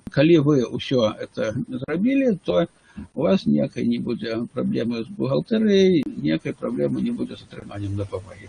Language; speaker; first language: Belarusian; non-native, local second language; Russian